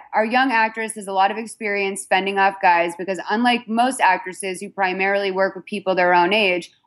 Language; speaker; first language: English; native; English